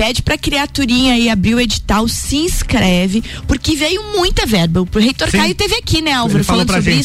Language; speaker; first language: Portuguese; native; Portuguese